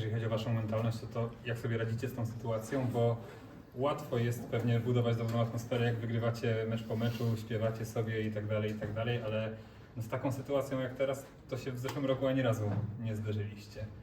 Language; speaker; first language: Polish; native; Polish